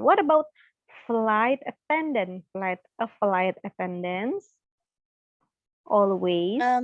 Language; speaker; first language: English; non-native, fluent; Indonesian